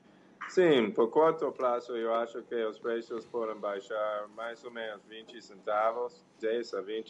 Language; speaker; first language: Portuguese; non-native, learner; English